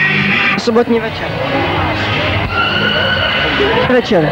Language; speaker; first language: Czech; native; Czech